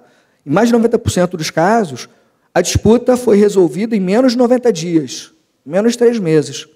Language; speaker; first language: Portuguese; native; Portuguese